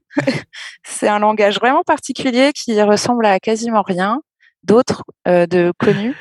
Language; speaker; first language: French; native; French